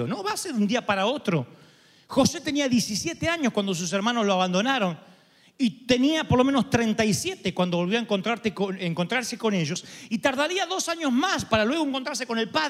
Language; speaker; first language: Spanish; native; Spanish